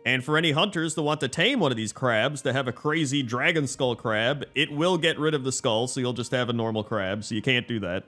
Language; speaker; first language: English; native; English